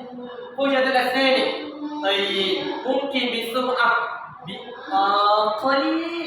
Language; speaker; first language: Arabic; non-native, learner; Malay